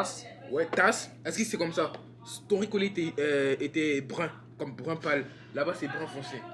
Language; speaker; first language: French; native; French